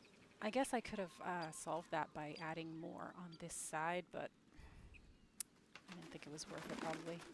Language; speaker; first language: English; native; English